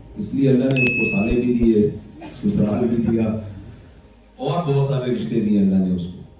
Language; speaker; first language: Urdu; native; Urdu